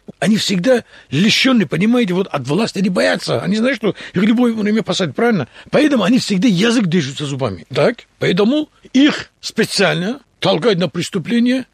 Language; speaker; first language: Russian; non-native, local second language; Talysh